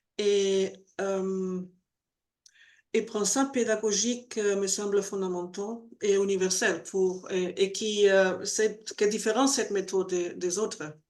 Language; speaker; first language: French; non-native, learner; Spanish